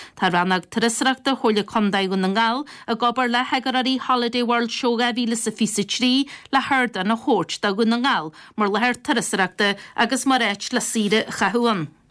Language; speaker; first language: Irish; native; Irish